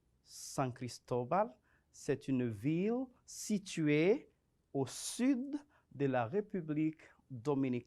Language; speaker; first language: French; non-native, fluent; Spanish